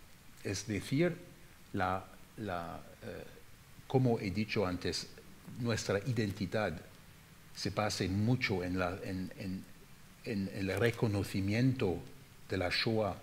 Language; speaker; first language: Spanish; non-native, fluent; German